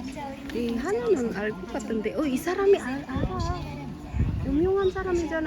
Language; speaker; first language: Korean; non-native, learner; Filipino